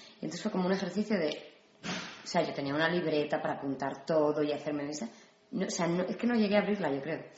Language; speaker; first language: Spanish; native; Spanish